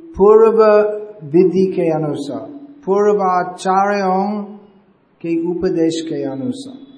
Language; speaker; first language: Hindi; native; Hindi